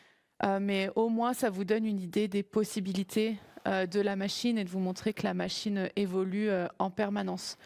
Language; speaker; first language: French; native; French